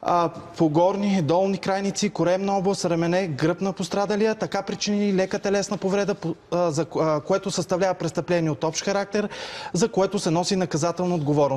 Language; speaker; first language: Bulgarian; native; Bulgarian